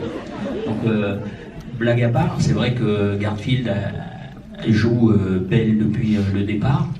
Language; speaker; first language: French; native; French